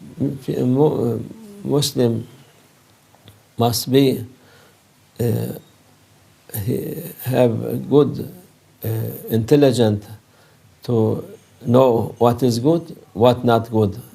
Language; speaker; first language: English; non-native, learner; Turkish